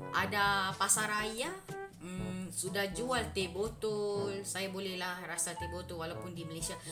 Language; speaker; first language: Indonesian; non-native, learner; Malay